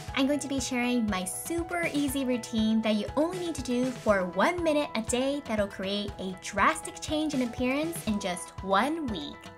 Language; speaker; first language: English; early bilingual, other home language; Japanese